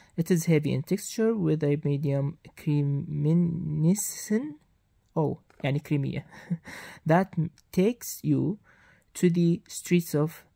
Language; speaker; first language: English; non-native, fluent; Arabic